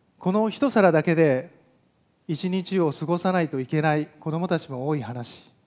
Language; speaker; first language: Japanese; native; Japanese